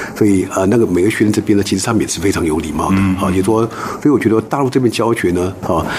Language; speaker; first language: Chinese; native; Chinese